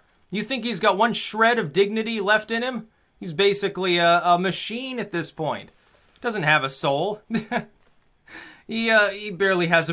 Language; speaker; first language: English; native; English